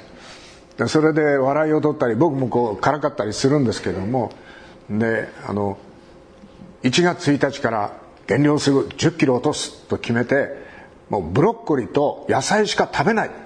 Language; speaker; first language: Japanese; native; Japanese